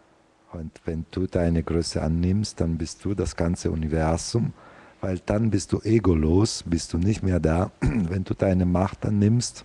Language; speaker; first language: German; non-native, fluent; Italian